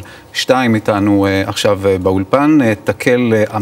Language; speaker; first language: Hebrew; native; Hebrew